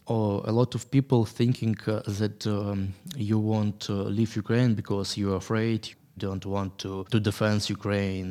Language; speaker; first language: English; non-native, learner; Ukrainian